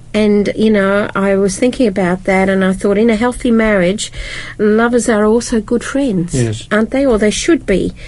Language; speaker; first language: English; native; English